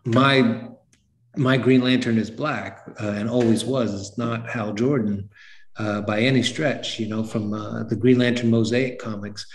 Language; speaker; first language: English; native; English